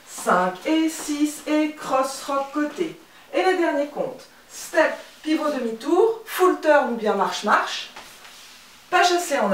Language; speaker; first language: French; native; French